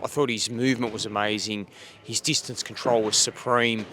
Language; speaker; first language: English; native; English